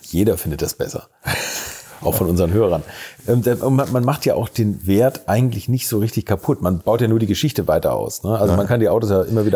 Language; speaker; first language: German; native; German